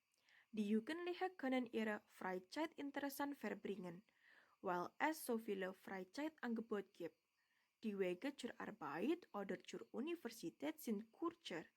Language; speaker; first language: German; non-native, learner; Indonesian